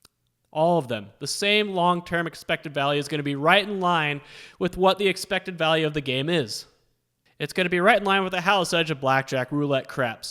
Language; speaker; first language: English; native; English